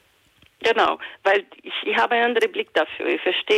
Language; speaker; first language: German; non-native, fluent; Portuguese